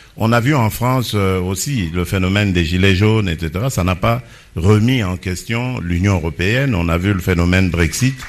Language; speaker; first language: French; non-native, local second language; Lingala